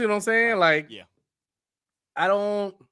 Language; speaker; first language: English; native; English